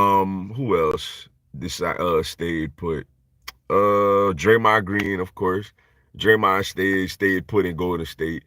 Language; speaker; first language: English; native; English